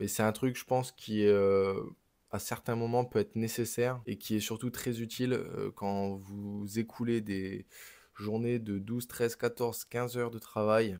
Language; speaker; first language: French; native; French